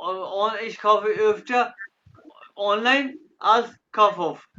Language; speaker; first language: German; non-native, fluent; Urdu